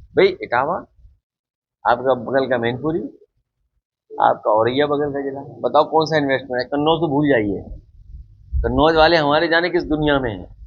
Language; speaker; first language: Hindi; native; Hindi